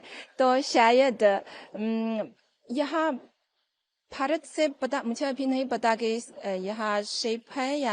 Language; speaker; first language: Hindi; non-native, learner; Chinese